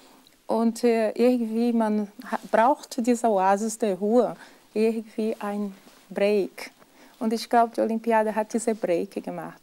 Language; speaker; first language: German; non-native, fluent; Portuguese